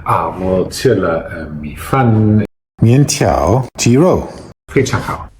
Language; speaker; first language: Chinese; non-native, learner; German